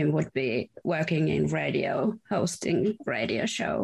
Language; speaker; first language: English; non-native, fluent; Finnish